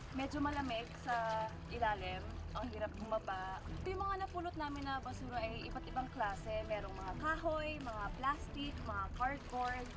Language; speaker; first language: Filipino; native; Filipino